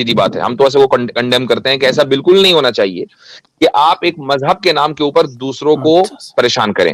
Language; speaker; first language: Hindi; native; Hindi